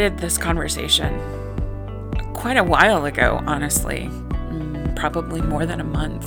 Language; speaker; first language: English; native; English